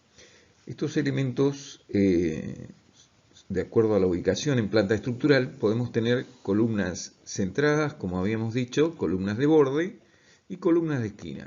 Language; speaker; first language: Spanish; native; Spanish